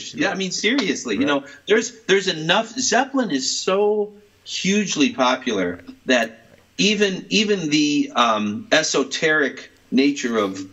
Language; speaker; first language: English; native; English